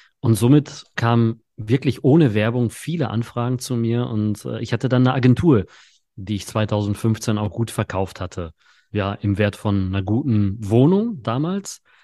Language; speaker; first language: German; early bilingual, other home language; Polish